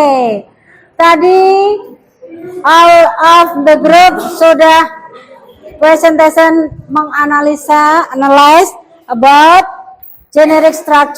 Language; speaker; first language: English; non-native, local second language; Indonesian